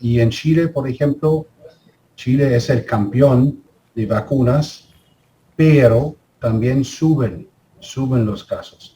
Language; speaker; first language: Spanish; non-native, fluent; German